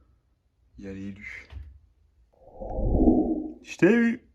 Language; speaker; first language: French; native; French